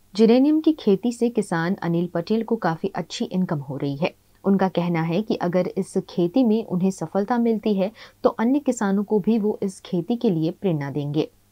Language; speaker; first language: Hindi; non-native, local second language; Gujarati